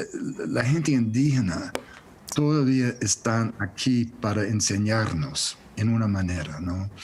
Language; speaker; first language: Spanish; non-native, fluent; English